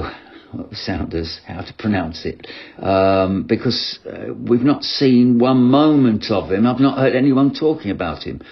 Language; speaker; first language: English; native; English